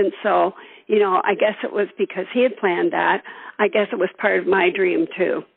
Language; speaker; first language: English; native; English